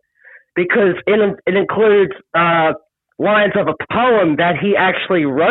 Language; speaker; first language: English; native; English